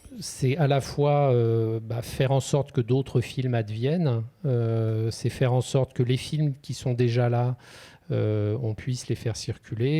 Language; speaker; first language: French; native; French